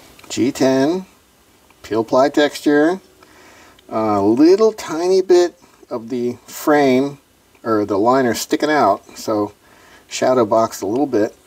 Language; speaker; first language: English; native; English